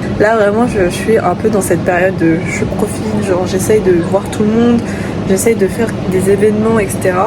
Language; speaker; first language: French; early bilingual, other home language; Vietnamese